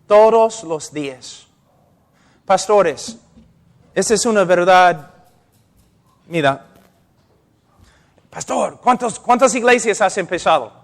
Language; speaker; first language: Spanish; non-native, fluent; English